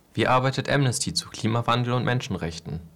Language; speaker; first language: German; native; German